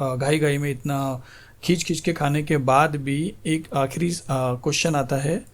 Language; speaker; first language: Hindi; non-native, local second language; Marathi